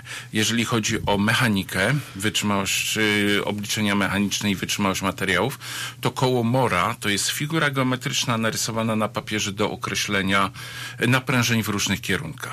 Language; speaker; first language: Polish; native; Polish